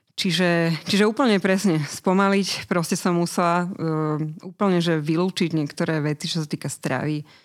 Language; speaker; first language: Slovak; native; Slovak